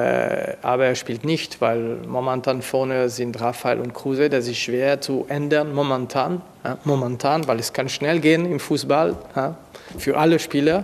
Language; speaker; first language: German; non-native, fluent; French